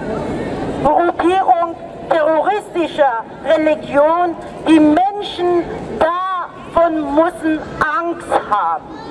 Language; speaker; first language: German; non-native, fluent; Persian